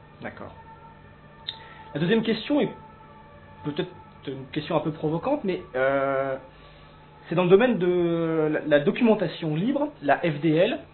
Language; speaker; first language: French; native; French